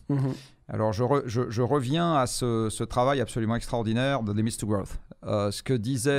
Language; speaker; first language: French; native; French